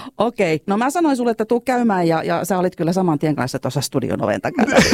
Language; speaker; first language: Finnish; native; Finnish